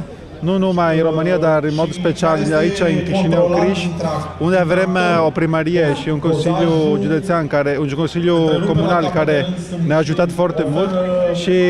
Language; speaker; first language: Romanian; non-native, fluent; Italian